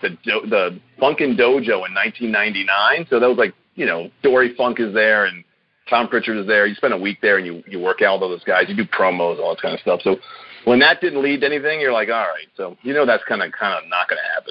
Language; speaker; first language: English; native; English